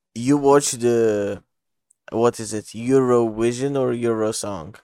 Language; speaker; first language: English; non-native, fluent; Bosnian